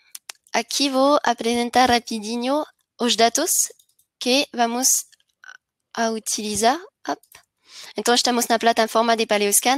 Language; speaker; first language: Spanish; non-native, learner; French